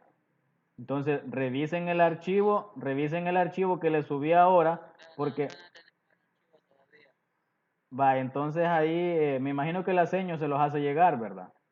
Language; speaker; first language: Spanish; native; Spanish